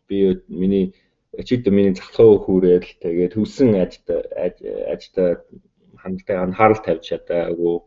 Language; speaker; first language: Mongolian; native; Mongolian